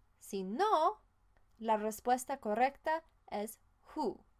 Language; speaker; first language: Spanish; non-native, fluent; English